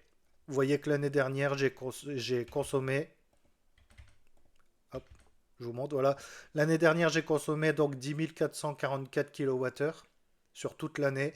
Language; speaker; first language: French; native; French